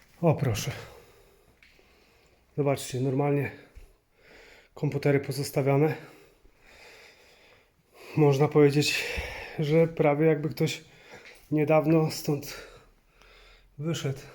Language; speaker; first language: Polish; native; Polish